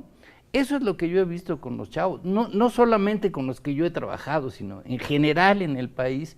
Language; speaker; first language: Spanish; native; Spanish